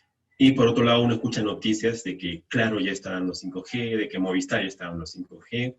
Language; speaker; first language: Spanish; native; Spanish